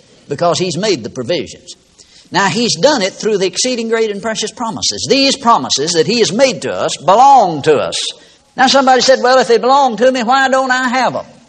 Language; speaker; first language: English; native; English